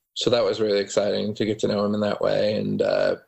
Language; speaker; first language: English; native; English